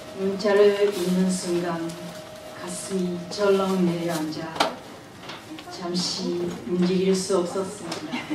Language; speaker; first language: Korean; non-native, fluent; Japanese